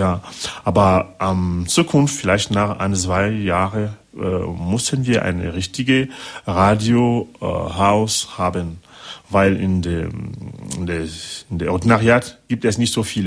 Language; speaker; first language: German; non-native, learner; French